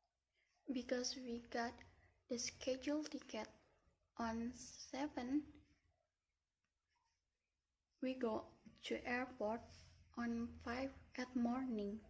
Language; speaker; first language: English; non-native, learner; Indonesian